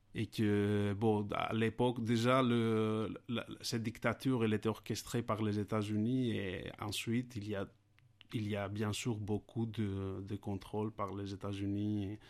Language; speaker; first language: French; non-native, fluent; Greek